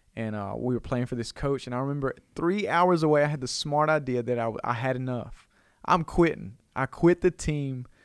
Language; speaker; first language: English; native; English